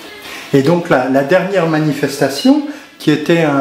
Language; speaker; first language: French; native; French